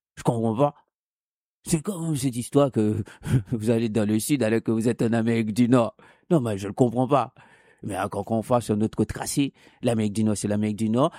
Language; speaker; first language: French; non-native, local second language; Haitian Creole